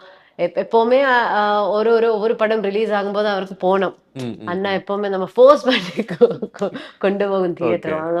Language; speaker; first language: Tamil; non-native, learner; Malayalam